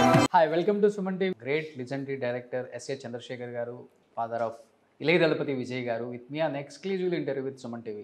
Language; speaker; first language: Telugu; native; Telugu